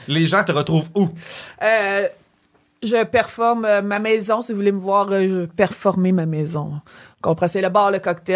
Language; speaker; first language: French; native; French